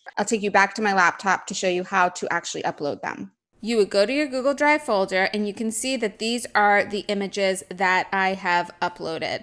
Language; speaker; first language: English; native; English